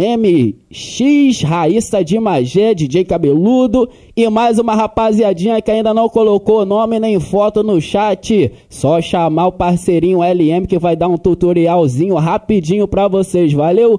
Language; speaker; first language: Portuguese; native; Portuguese